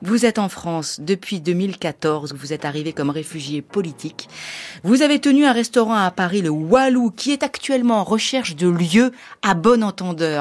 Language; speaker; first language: French; native; French